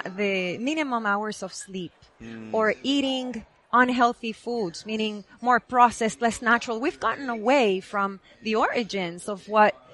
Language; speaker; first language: English; non-native, fluent; Spanish